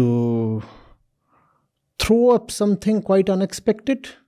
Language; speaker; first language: English; non-native, local second language; Hindi